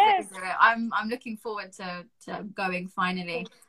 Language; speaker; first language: English; native; English